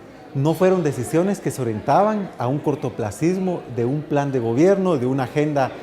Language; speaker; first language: Spanish; native; Spanish